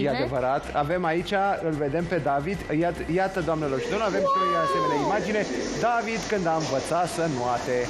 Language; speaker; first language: Romanian; native; Romanian